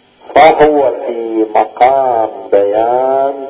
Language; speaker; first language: Arabic; native; Arabic